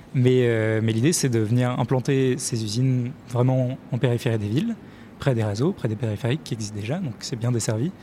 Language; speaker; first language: French; native; French